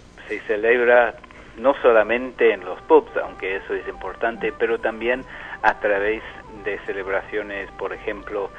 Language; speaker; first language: Spanish; non-native, fluent; English